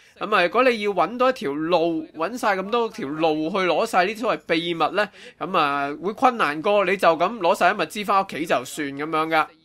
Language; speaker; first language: Cantonese; native; Cantonese